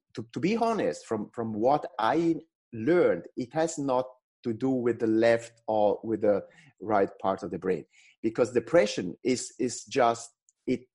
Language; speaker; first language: English; non-native, fluent; Italian